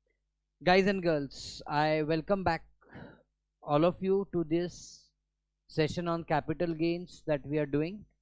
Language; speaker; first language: English; non-native, local second language; Hindi